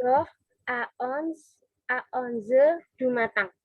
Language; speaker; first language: French; non-native, learner; Indonesian